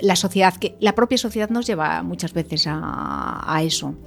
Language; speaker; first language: Spanish; native; Spanish